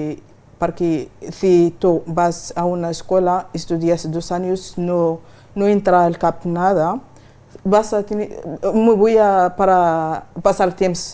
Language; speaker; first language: Spanish; non-native, learner; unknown